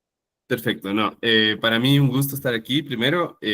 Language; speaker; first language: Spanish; native; Spanish